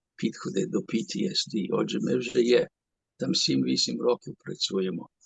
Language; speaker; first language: Ukrainian; early bilingual, heritage; Ukrainian